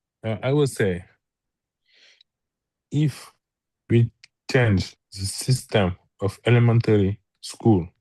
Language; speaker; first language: English; non-native, learner; French